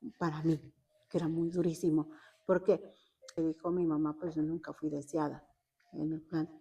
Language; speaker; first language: Spanish; native; Spanish